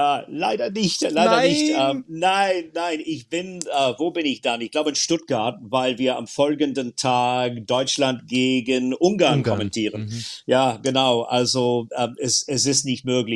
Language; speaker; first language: German; non-native, fluent; English